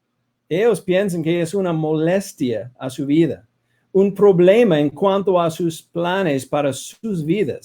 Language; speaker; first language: Spanish; non-native, fluent; English